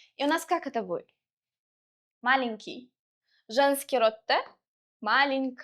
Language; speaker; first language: Russian; non-native, local second language; Uzbek